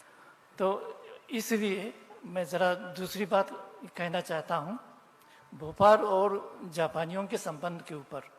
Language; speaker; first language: Hindi; non-native, fluent; Japanese